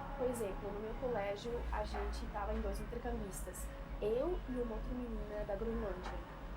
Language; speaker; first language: Portuguese; non-native, fluent; Swiss German